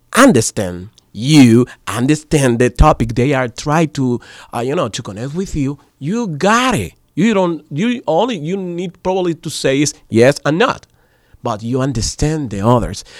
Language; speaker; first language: English; non-native, learner; Spanish